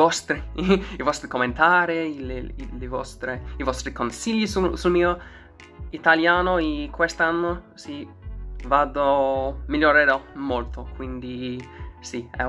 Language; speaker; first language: Italian; non-native, learner; English